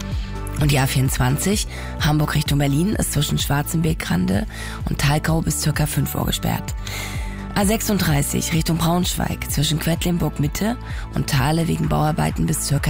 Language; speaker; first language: German; native; German